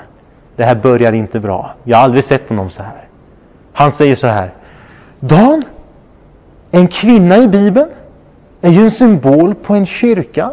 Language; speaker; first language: Swedish; non-native, fluent; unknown